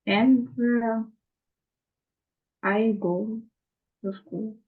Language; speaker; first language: English; non-native, learner; Russian